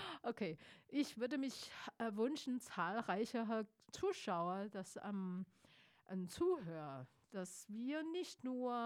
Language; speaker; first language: German; non-native, fluent; Chinese